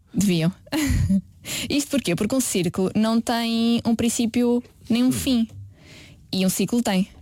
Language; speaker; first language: Portuguese; native; Portuguese